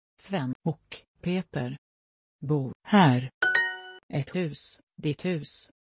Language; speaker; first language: Swedish; non-native, learner; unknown